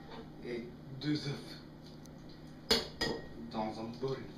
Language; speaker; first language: French; non-native, learner; English